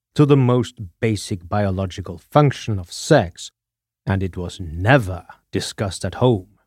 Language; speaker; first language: English; non-native, fluent; Norwegian